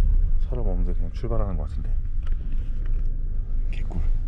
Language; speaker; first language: Korean; native; Korean